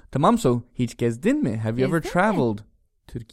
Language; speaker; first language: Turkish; non-native, learner; English